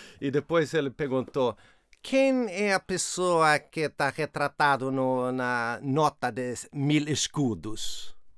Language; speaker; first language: Portuguese; non-native, fluent; Swedish